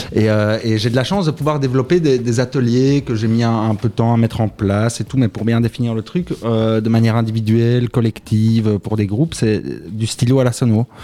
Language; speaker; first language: French; native; French